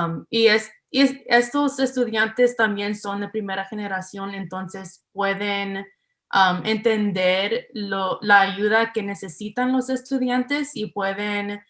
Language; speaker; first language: Spanish; early bilingual, heritage; English